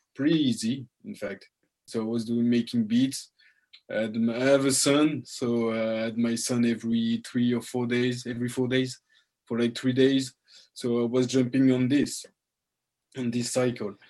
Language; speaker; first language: English; early bilingual, heritage; French